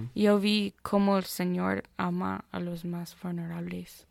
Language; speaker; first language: Spanish; non-native, fluent; English